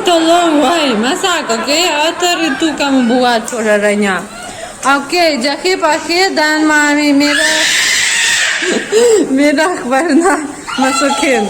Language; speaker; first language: Indonesian; non-native, learner; Russian